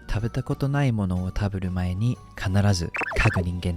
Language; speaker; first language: Japanese; non-native, fluent; English